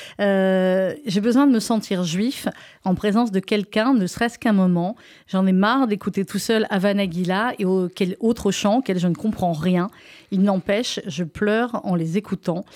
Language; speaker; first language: French; native; French